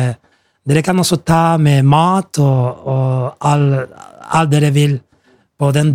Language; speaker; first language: Norwegian; non-native, fluent; Spanish